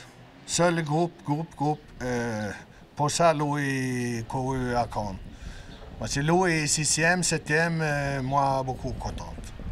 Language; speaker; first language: French; non-native, learner; Swedish